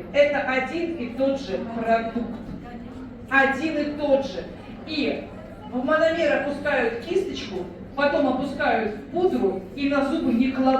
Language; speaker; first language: Russian; native; Russian